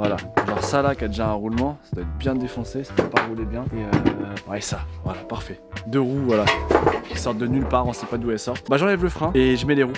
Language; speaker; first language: French; native; French